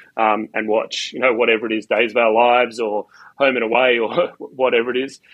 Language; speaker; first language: English; native; English